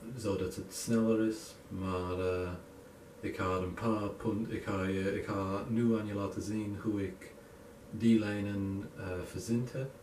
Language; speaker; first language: Dutch; non-native, learner; English